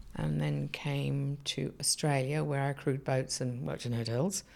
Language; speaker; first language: English; native; English